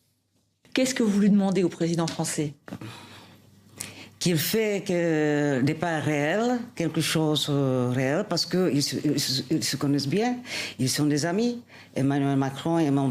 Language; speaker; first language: French; non-native, fluent; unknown